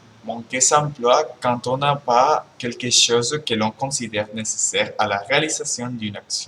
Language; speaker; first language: French; non-native, learner; Spanish